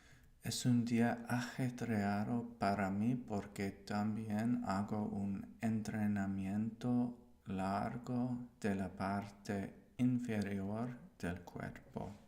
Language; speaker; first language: Spanish; non-native, learner; English